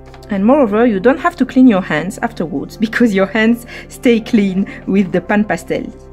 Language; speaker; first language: English; non-native, fluent; French